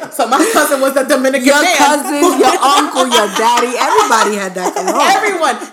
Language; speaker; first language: English; native; English